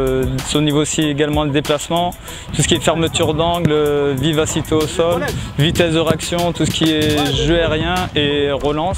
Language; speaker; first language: French; native; French